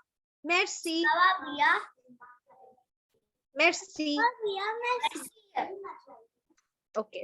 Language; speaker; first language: French; non-native, fluent; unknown